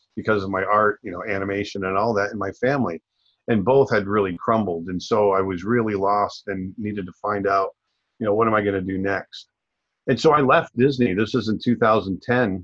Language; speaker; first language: English; native; English